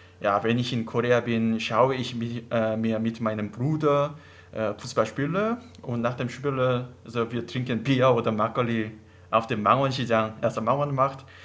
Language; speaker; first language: German; non-native, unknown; Korean